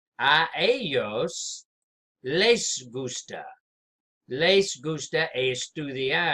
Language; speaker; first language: Spanish; non-native, fluent; English